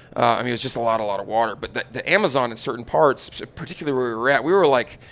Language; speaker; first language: English; native; English